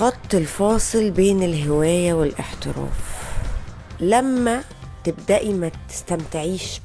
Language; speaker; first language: Arabic; native; Arabic